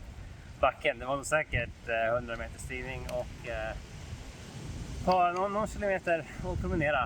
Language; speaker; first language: Swedish; native; Swedish